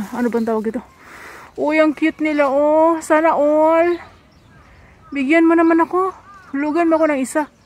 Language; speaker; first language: Filipino; non-native, local second language; Cebuano